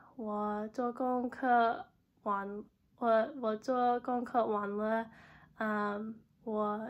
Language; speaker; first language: Chinese; non-native, learner; English